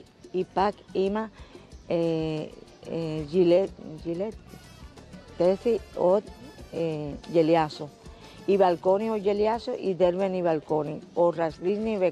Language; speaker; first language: Bulgarian; non-native, fluent; Spanish